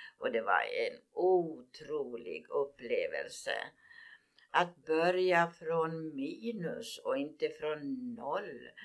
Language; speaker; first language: Swedish; native; Swedish